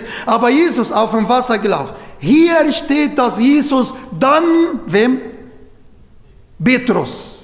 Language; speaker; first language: German; non-native, fluent; Arabic